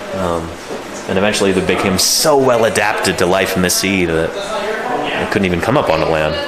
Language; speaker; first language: English; native; English